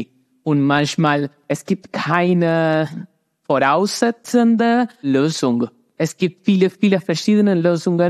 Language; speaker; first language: German; non-native, learner; Spanish